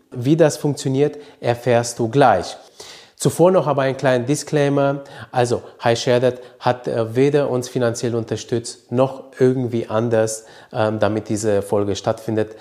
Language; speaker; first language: German; early bilingual, other home language; Romanian